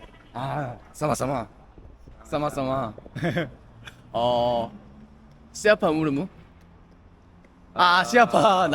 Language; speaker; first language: Indonesian; non-native, learner; Korean